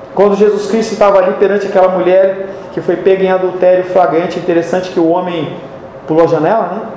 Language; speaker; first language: Portuguese; native; Portuguese